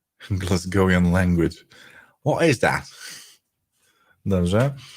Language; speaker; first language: English; non-native, fluent; Polish